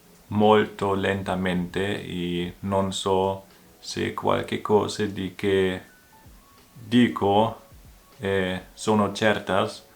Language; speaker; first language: Italian; non-native, learner; German